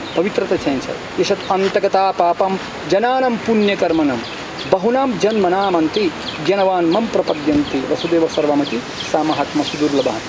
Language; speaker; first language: Nepali; non-native, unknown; Russian